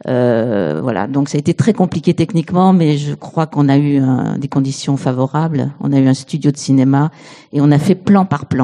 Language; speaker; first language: French; native; French